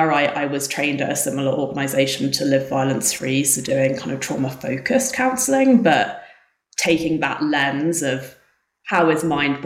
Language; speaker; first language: English; native; English